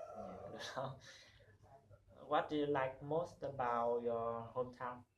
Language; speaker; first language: English; non-native, learner; Vietnamese